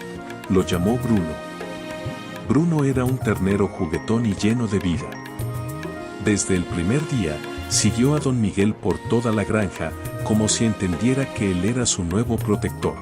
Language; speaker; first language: Spanish; native; Spanish